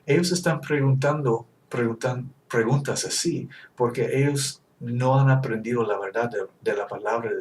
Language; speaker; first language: Spanish; non-native, fluent; English